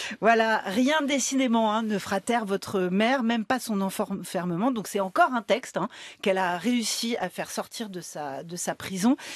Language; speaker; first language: French; native; French